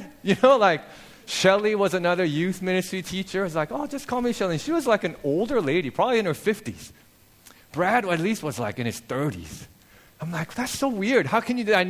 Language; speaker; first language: English; early bilingual, other home language; Korean